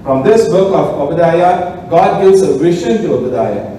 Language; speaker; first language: English; non-native, local second language; Tamil